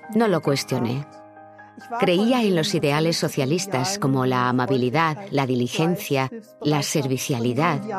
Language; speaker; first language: Spanish; non-native, fluent; German